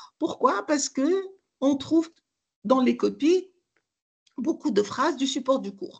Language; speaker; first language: French; non-native, local second language; Arabic